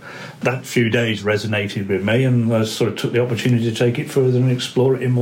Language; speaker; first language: English; native; English